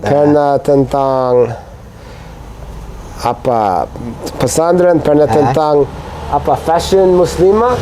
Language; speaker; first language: Indonesian; non-native, fluent; English